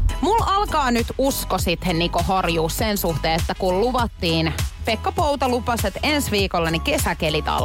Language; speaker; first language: Finnish; native; Finnish